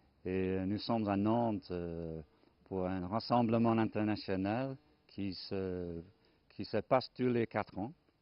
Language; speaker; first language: French; non-native, fluent; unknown